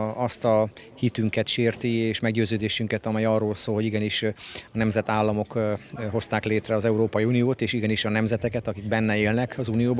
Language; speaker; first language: Hungarian; native; Hungarian